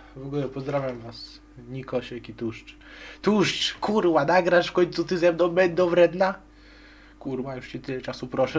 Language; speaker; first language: Polish; native; Polish